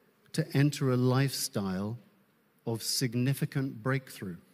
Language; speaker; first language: English; native; English